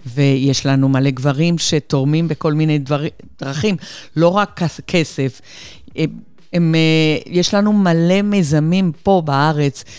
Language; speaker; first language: Hebrew; non-native, fluent; Spanish